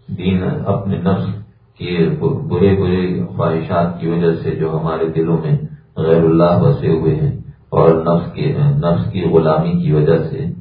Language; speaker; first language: Urdu; native; Urdu